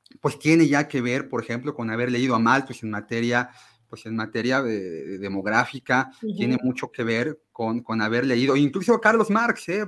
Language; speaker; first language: Spanish; native; Spanish